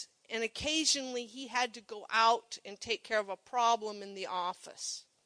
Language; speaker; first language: English; native; English